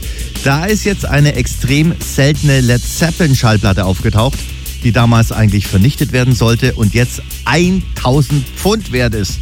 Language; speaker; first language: German; native; German